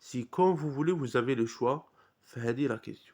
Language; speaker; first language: French; non-native, local second language; Arabic